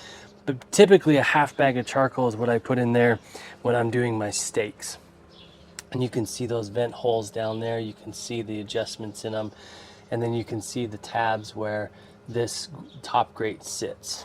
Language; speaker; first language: English; native; English